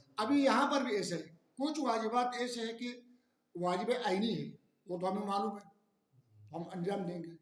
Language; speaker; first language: Urdu; non-native, local second language; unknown